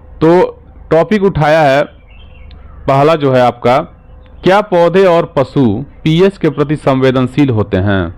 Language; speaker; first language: Hindi; native; Hindi